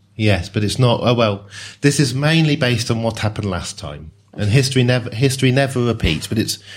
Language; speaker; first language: English; native; English